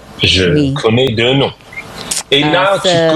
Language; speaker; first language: French; non-native, fluent; English